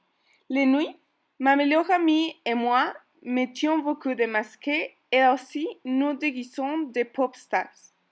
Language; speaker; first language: French; non-native, learner; Spanish